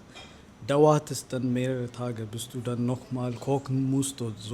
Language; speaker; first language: German; non-native, fluent; Amharic